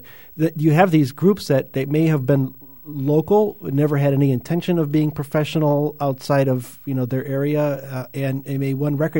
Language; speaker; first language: English; native; English